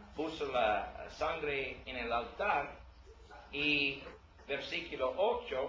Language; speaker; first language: Spanish; non-native, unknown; English